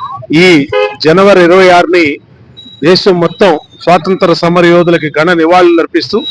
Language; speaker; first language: Telugu; native; Telugu